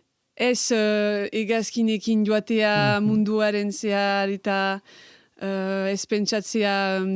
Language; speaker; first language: Basque; non-native, local second language; French